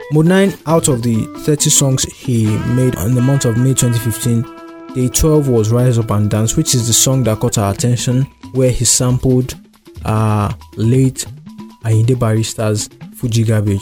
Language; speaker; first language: English; non-native, local second language; Yoruba